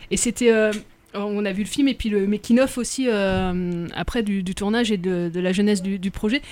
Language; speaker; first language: French; native; French